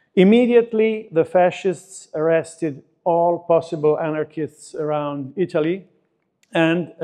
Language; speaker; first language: English; non-native, fluent; Italian